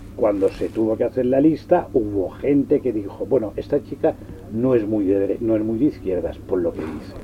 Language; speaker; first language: Spanish; non-native, local second language; Catalan